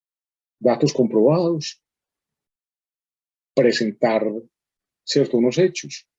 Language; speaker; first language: Spanish; native; Spanish